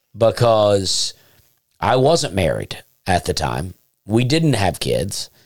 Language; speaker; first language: English; native; English